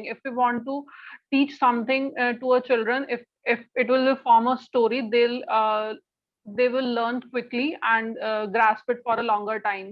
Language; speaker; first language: English; non-native, fluent; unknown